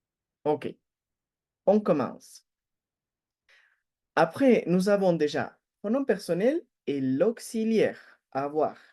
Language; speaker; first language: French; non-native, fluent; Spanish